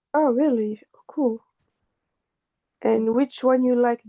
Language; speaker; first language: English; non-native, fluent; French